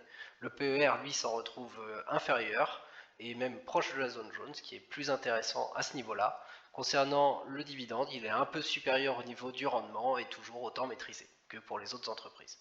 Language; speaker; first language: French; native; French